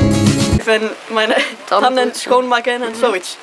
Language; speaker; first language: Dutch; non-native, learner; Icelandic